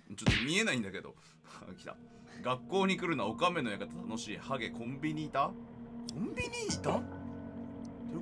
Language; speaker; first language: Japanese; native; Japanese